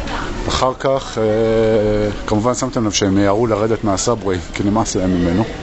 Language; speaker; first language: Hebrew; native; Hebrew